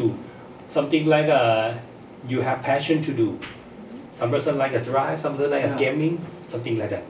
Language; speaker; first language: English; non-native, learner; Thai